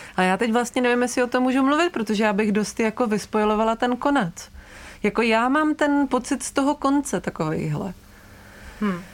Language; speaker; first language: Czech; native; Czech